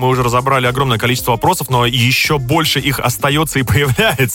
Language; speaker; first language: Russian; native; Russian